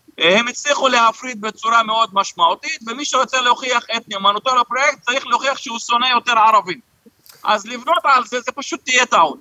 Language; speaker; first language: Hebrew; non-native, local second language; Arabic